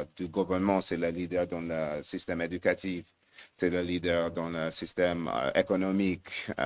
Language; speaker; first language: French; non-native, fluent; English